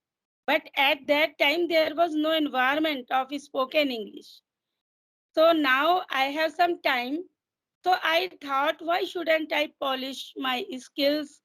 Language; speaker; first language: English; non-native, fluent; Hindi